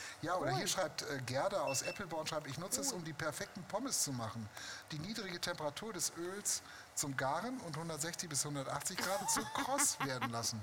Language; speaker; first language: German; native; German